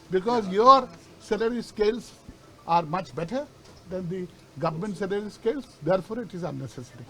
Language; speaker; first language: English; non-native, local second language; Bangla